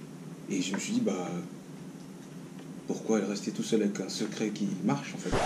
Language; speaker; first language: French; native; French